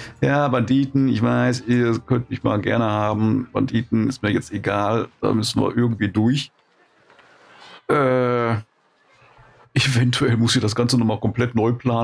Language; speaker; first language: German; native; German